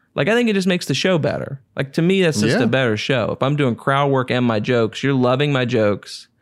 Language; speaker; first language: English; native; English